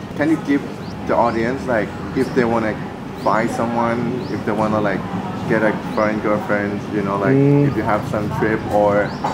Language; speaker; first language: English; non-native, fluent; Thai